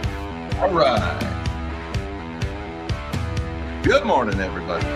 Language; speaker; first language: English; native; English